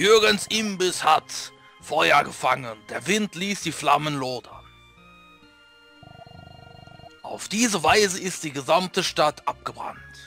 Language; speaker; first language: German; native; German